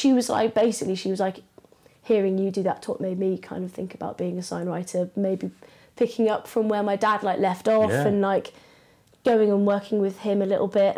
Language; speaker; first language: English; native; English